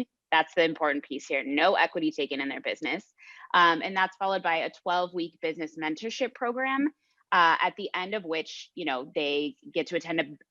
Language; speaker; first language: English; native; English